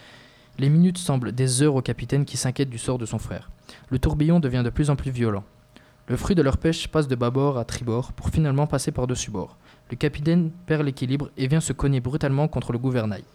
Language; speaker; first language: French; native; French